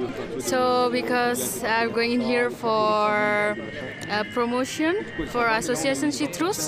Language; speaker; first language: English; non-native, learner; Indonesian